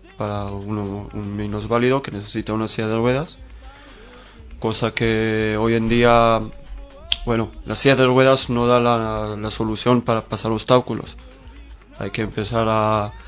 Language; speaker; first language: Spanish; non-native, fluent; Hebrew